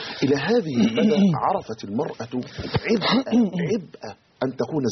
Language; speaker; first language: Arabic; native; Arabic